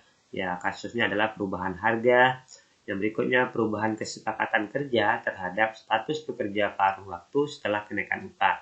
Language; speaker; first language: Indonesian; native; Indonesian